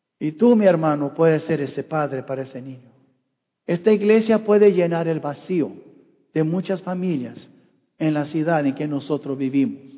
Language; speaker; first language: Spanish; non-native, fluent; English